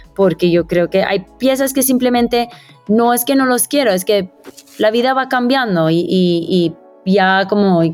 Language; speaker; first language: Spanish; early bilingual, heritage; Spanish